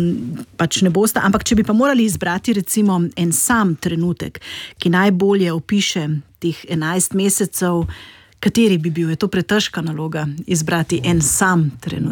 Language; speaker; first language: Slovenian; native; Slovenian